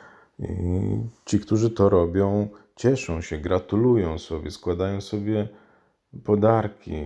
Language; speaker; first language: Polish; native; Polish